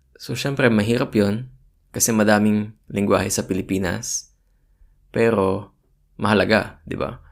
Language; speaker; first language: Filipino; native; Filipino